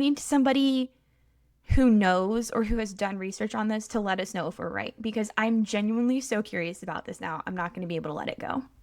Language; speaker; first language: English; native; English